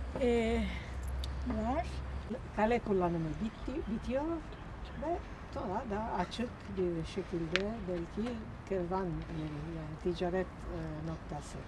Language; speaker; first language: Turkish; non-native, fluent; Italian